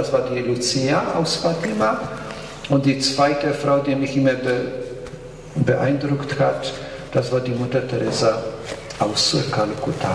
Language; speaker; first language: German; non-native, fluent; Polish